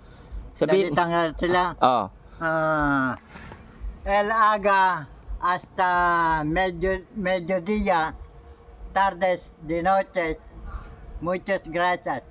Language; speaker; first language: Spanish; non-native, learner; Filipino